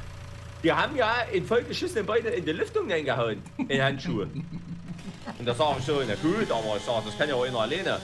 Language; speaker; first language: German; native; German